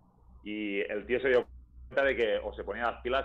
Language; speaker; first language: Spanish; native; Spanish